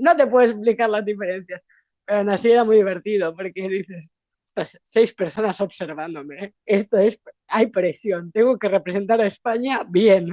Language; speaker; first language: Spanish; native; Spanish